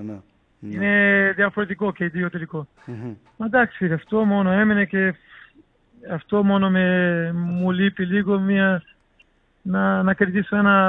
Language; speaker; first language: Greek; non-native, learner; Portuguese